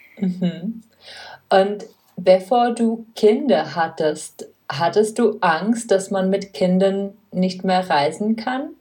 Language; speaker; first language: German; non-native, fluent; Czech